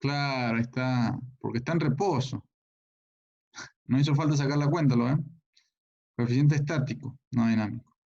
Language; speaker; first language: Spanish; native; Spanish